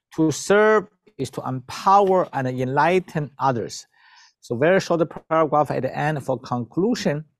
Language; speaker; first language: English; non-native, learner; Chinese